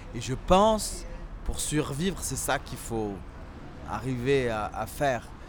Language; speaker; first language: French; early bilingual, other home language; Central Atlas Tamazight